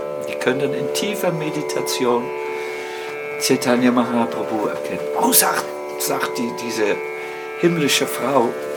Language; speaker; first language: German; native; German